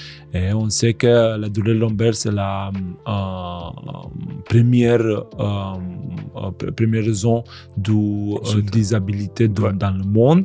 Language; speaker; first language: French; non-native, fluent; Romanian